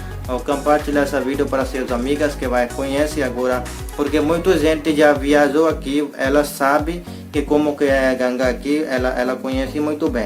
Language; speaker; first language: Portuguese; non-native, learner; Hindi